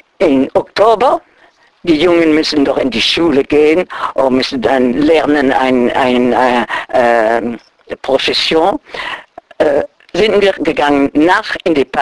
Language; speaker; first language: German; non-native, local second language; French